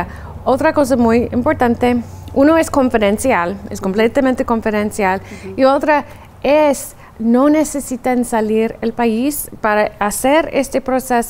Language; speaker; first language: Spanish; non-native, fluent; English